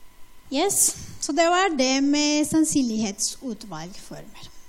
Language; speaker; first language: Norwegian; non-native, fluent; Spanish